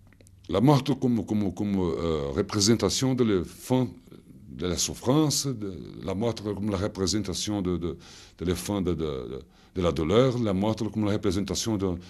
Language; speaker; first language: French; non-native, fluent; Portuguese